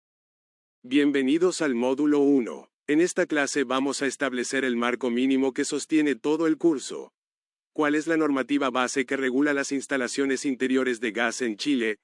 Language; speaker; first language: Spanish; native; Spanish